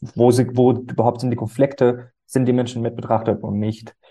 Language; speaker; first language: German; non-native, fluent; Arabic